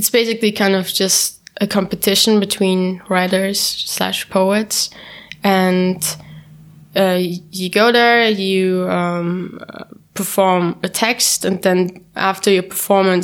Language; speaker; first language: English; non-native, fluent; German